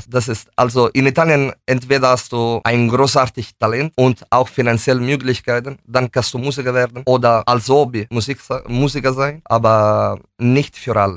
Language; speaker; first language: German; non-native, fluent; Italian